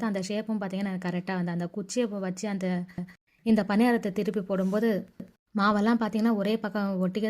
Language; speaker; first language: Tamil; native; Tamil